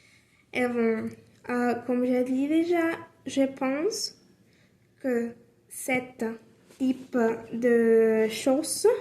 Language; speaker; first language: French; non-native, learner; Spanish